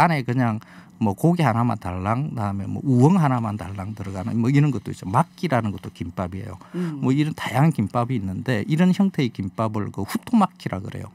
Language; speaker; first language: Korean; native; Korean